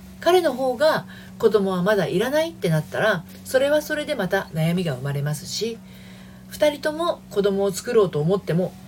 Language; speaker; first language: Japanese; native; Japanese